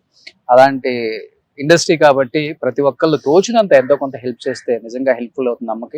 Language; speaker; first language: Telugu; native; Telugu